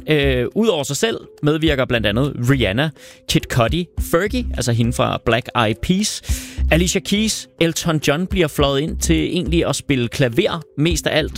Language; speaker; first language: Danish; native; Danish